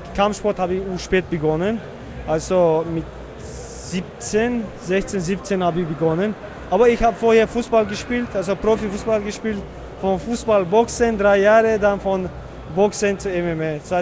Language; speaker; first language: German; non-native, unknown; Chechen